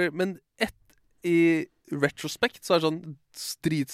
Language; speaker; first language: Norwegian; native; Norwegian